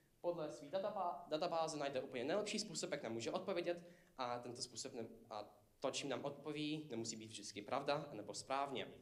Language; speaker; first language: Czech; non-native, fluent; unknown